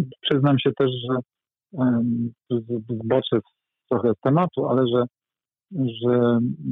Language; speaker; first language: Polish; native; Polish